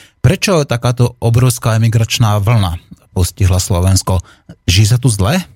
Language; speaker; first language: Slovak; native; Slovak